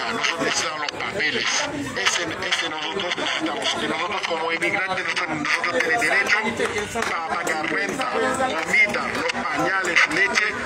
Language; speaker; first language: Spanish; non-native, learner; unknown